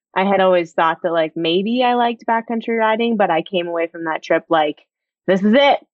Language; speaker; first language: English; native; English